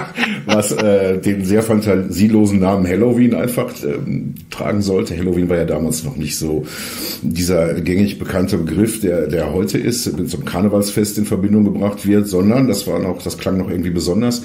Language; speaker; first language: German; native; German